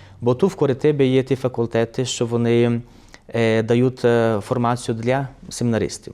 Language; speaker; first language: Ukrainian; early bilingual, heritage; Ukrainian